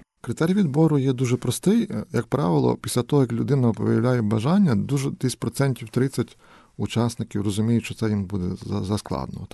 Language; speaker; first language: Ukrainian; native; Ukrainian